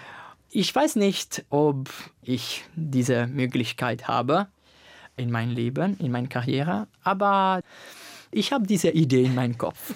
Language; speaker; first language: German; non-native, fluent; Italian